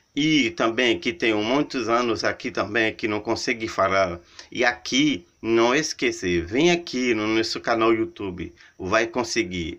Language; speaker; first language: Portuguese; non-native, learner; Haitian Creole